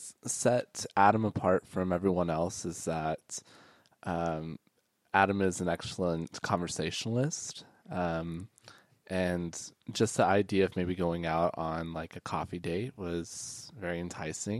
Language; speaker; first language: English; native; English